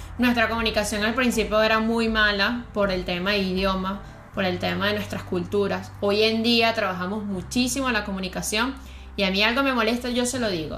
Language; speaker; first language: Spanish; native; Spanish